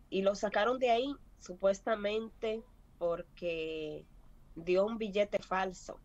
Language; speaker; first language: Spanish; native; Spanish